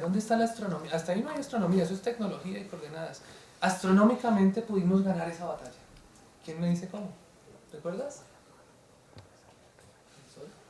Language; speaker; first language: Spanish; native; Spanish